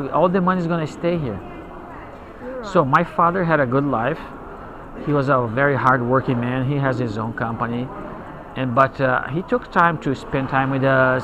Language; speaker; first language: English; non-native, fluent; Portuguese